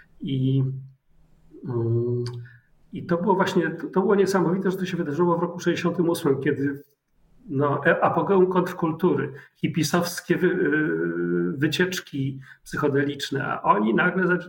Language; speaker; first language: Polish; native; Polish